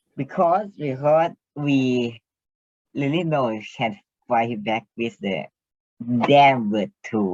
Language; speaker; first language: English; non-native, learner; Thai